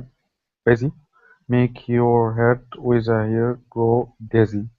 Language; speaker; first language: English; non-native, learner; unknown